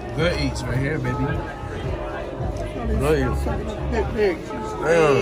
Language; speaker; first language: English; native; English